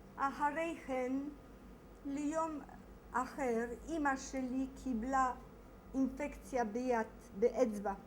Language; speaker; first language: Hebrew; non-native, fluent; Polish